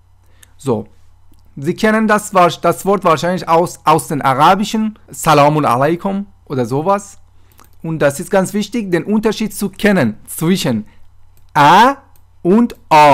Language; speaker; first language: German; non-native, fluent; Persian